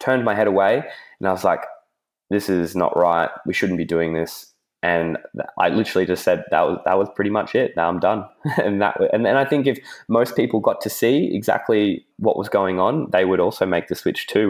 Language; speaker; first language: English; native; English